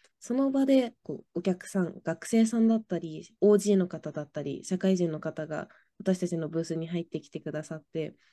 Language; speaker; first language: Japanese; native; Japanese